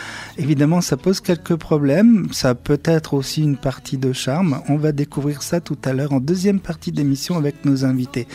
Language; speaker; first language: French; native; French